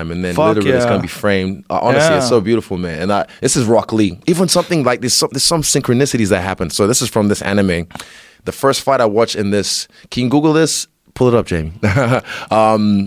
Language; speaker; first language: English; native; English